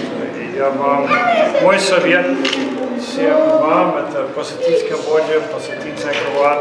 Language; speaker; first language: Russian; non-native, learner; English